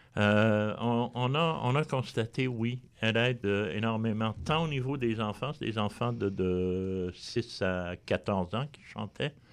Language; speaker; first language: French; non-native, fluent; Spanish